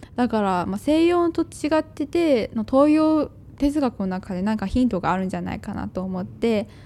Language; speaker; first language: Japanese; non-native, fluent; Chinese